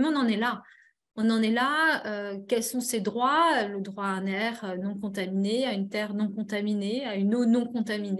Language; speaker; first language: French; native; French